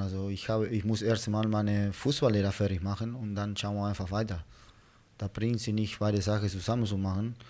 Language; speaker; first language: German; non-native, fluent; Spanish